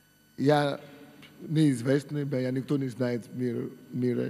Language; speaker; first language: Russian; non-native, fluent; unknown